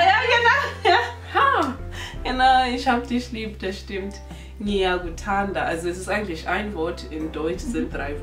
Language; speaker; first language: German; non-native, local second language; North Ndebele